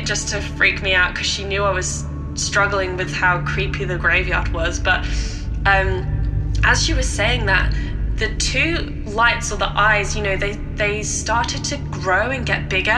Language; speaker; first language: English; native; English